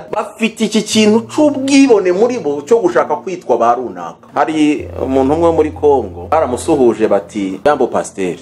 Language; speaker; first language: Kinyarwanda; early bilingual, heritage; Kinyarwanda